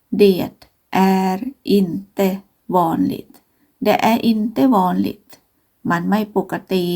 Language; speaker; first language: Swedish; non-native, fluent; Thai